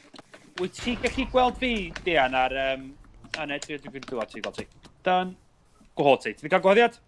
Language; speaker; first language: Welsh; native; Welsh